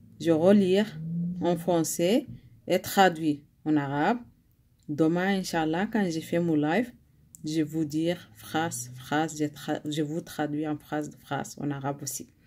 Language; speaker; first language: French; non-native, learner; Arabic